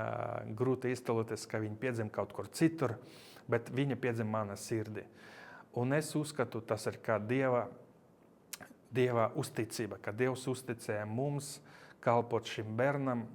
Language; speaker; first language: Latvian; non-native, local second language; Russian